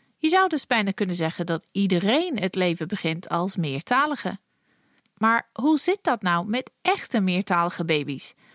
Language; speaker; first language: Dutch; non-native, fluent; English